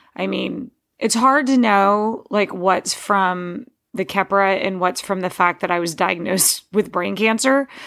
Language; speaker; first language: English; native; English